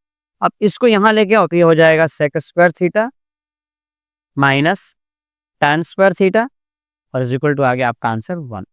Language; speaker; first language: Hindi; non-native, local second language; Gujarati